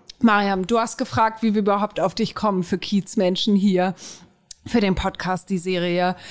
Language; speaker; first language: German; native; German